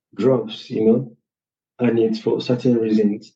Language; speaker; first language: English; non-native, local second language; Igbo